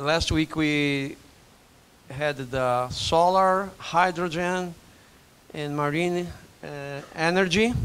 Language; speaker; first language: English; non-native, fluent; Portuguese